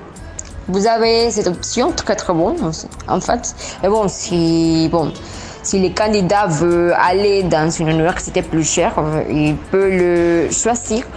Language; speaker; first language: French; non-native, learner; Spanish